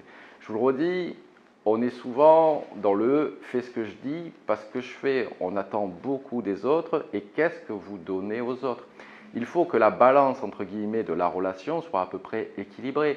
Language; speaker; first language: French; native; French